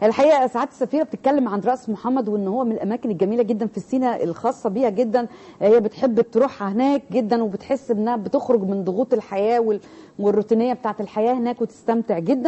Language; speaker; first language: Arabic; native; Arabic